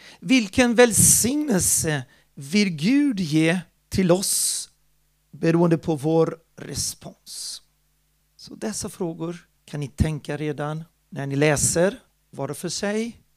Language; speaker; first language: Swedish; non-native, fluent; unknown